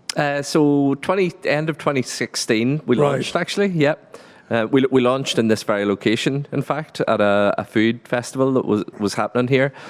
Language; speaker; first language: English; native; English